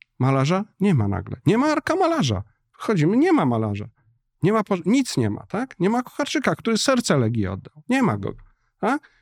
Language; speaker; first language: Polish; native; Polish